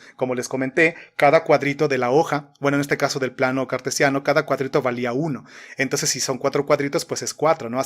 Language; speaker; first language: Spanish; native; Spanish